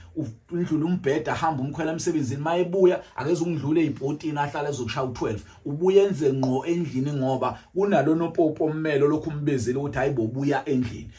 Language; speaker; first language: Zulu; native; Zulu